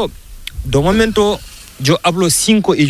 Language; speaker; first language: Spanish; non-native, learner; Fula